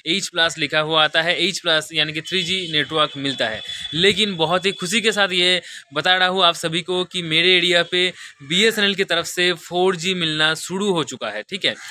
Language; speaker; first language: Hindi; non-native, local second language; Bangla